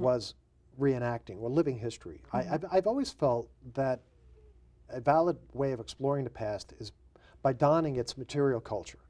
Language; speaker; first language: English; native; English